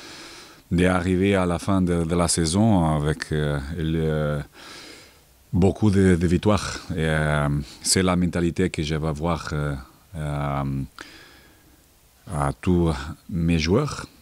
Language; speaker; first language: French; non-native, fluent; Portuguese